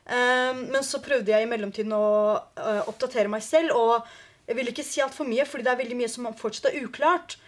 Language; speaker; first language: Norwegian; early bilingual, other home language; Kurdish